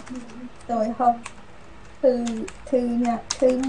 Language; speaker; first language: Vietnamese; non-native, learner; Khmer